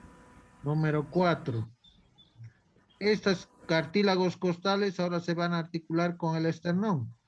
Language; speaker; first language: Spanish; native; Spanish